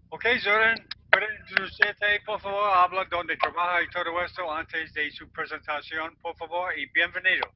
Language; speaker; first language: Spanish; non-native, learner; English